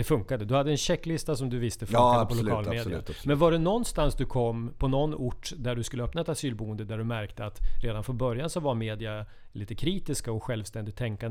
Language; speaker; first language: Swedish; native; Swedish